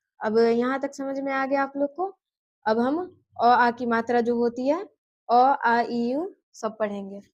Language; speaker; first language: Hindi; native; Hindi